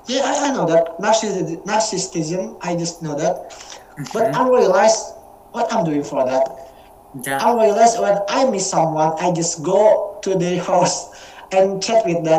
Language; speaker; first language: English; non-native, learner; Indonesian